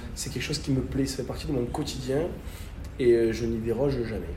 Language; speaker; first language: French; native; French